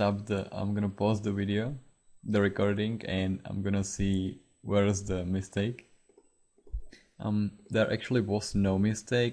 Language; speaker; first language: English; non-native, fluent; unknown